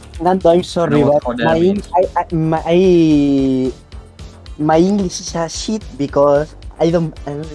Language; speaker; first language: English; non-native, learner; Spanish